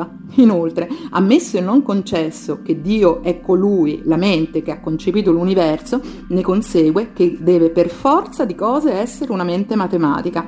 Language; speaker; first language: Italian; native; Italian